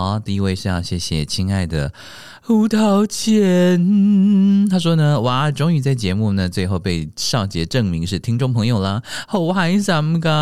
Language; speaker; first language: Chinese; native; Chinese